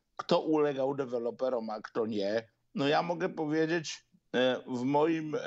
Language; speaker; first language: Polish; native; Polish